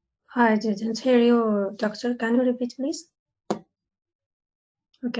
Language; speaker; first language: English; non-native, learner; Arabic